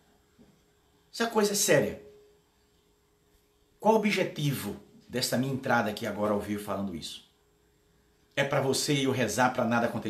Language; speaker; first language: Portuguese; native; Portuguese